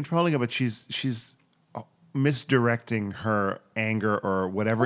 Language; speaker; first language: English; native; English